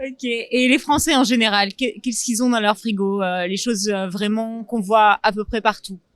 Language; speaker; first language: French; native; French